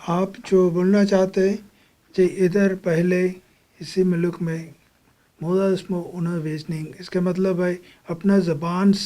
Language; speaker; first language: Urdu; non-native, fluent; Bangla